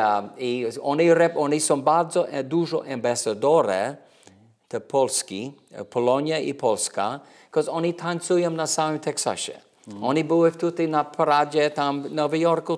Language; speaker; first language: Polish; early bilingual, heritage; English